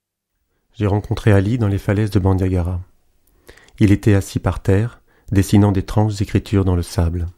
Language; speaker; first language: French; native; French